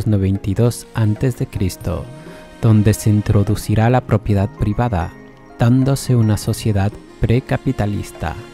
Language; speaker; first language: Spanish; native; Spanish